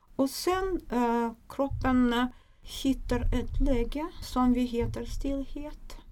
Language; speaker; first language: Swedish; non-native, fluent; Russian